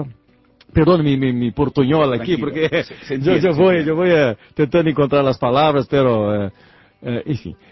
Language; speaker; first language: Spanish; non-native, learner; Portuguese